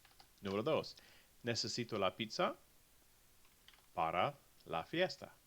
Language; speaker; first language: Spanish; non-native, fluent; English